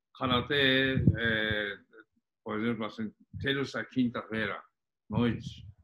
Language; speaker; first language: Portuguese; non-native, fluent; Japanese